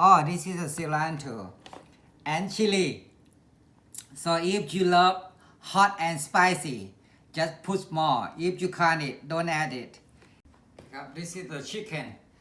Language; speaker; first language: English; non-native, learner; Thai